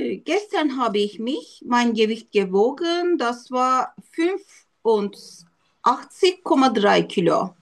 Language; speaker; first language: German; non-native, learner; Turkish